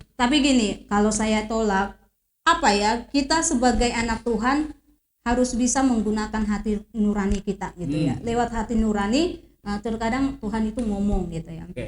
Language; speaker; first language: Indonesian; native; Indonesian